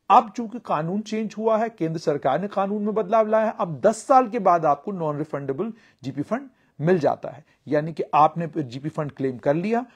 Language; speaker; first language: Hindi; non-native, local second language; Kashmiri